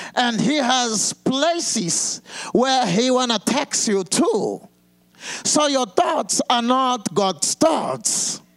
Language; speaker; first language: English; non-native, fluent; Portuguese